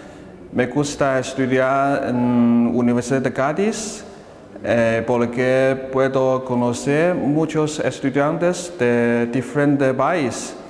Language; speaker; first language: Spanish; non-native, learner; Chinese